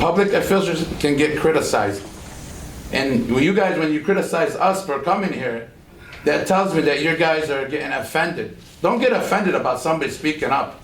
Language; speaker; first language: English; non-native, fluent; Arabic